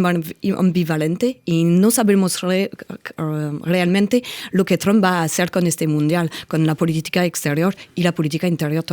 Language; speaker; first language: Spanish; non-native, fluent; French